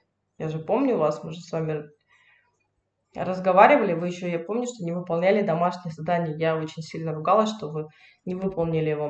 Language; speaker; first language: Russian; native; Russian